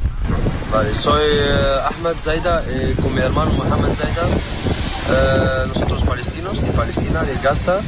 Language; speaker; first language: Spanish; non-native, learner; Arabic